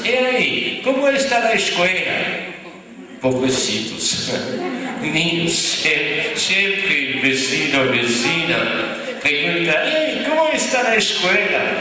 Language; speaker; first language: Spanish; non-native, fluent; French